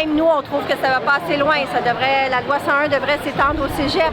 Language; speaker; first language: French; native; French